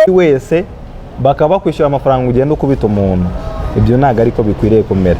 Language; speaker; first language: Kinyarwanda; early bilingual, heritage; Kinyarwanda